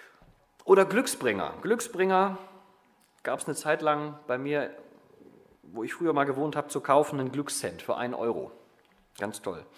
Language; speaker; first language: German; native; German